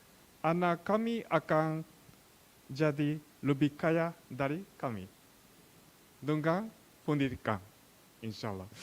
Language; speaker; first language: Indonesian; non-native, learner; Japanese